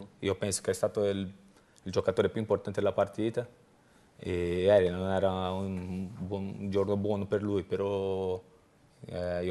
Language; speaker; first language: Italian; non-native, learner; Portuguese